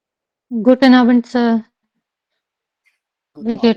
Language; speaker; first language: German; non-native, learner; Hindi